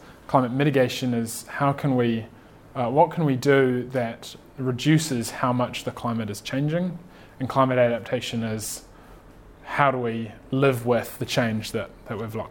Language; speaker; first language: English; native; English